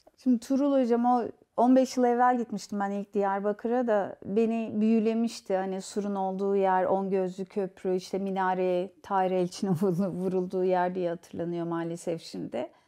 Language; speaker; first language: Turkish; native; Turkish